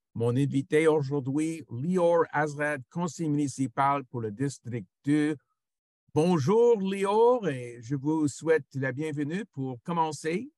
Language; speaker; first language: French; non-native, local second language; English